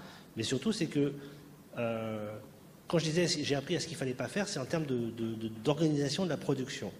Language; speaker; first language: French; native; French